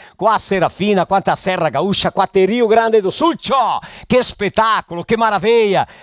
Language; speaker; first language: Italian; early bilingual, heritage; Italian